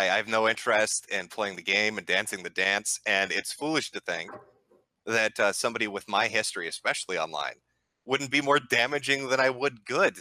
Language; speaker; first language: English; native; English